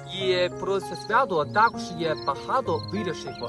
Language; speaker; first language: Ukrainian; non-native, fluent; Chinese